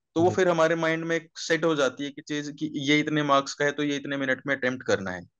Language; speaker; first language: Hindi; native; Hindi